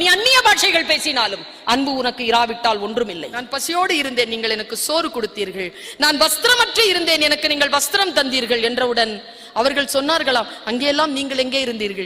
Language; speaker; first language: Tamil; native; Tamil